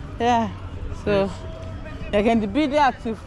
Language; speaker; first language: English; non-native, learner; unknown